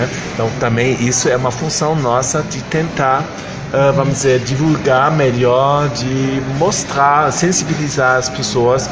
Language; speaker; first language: Portuguese; non-native, fluent; German